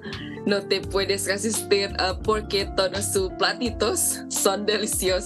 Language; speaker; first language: Spanish; non-native, learner; Indonesian